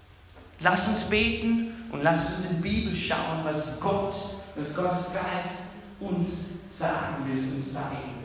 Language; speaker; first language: German; non-native, fluent; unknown